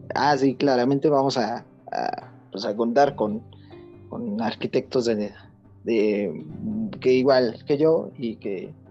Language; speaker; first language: Spanish; native; Spanish